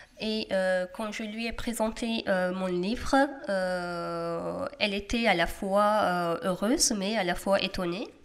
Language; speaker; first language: French; non-native, fluent; Kurdish